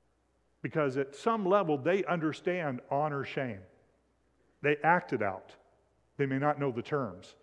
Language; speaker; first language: English; native; English